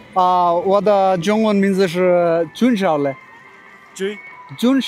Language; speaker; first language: Chinese; non-native, learner; Bangla